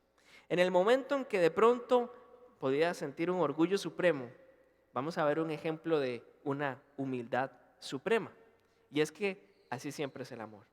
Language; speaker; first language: Spanish; native; Spanish